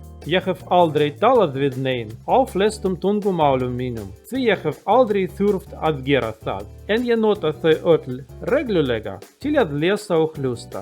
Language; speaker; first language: Icelandic; non-native, learner; Russian